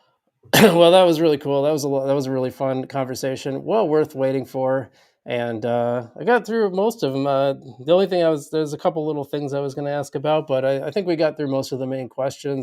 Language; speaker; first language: English; native; English